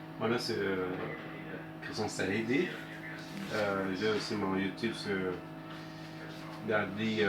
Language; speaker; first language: French; non-native, fluent; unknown